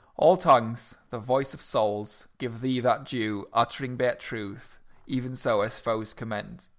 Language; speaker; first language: English; non-native, fluent; Luxembourgish